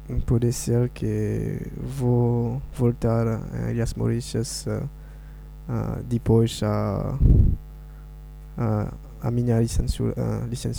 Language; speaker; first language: Portuguese; non-native, learner; Morisyen